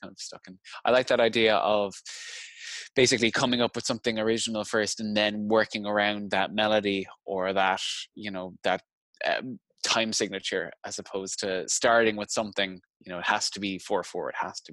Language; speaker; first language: English; native; English